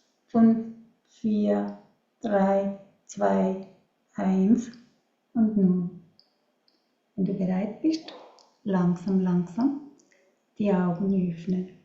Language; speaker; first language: German; non-native, learner; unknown